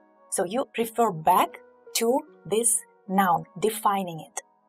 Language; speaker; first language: English; non-native, fluent; Russian